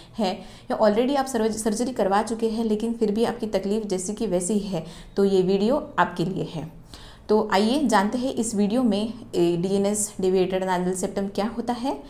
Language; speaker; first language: Hindi; non-native, local second language; Marathi